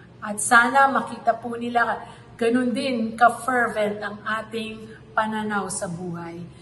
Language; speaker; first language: Filipino; native; Filipino